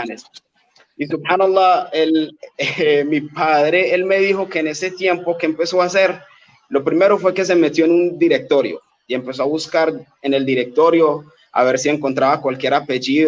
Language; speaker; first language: Spanish; native; Spanish